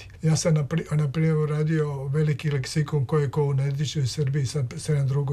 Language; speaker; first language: Serbian; native; Serbian